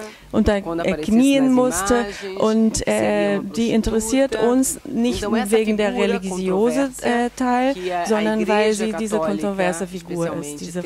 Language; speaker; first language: German; non-native, fluent; Portuguese